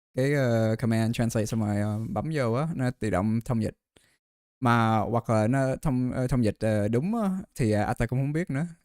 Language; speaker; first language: Vietnamese; early bilingual, heritage; Vietnamese